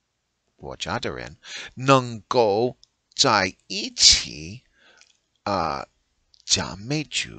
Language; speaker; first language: Chinese; non-native, learner; English